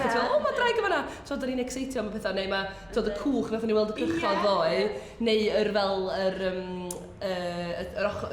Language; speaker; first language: Welsh; native; Welsh